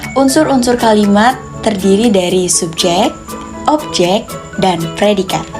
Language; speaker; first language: Indonesian; native; Indonesian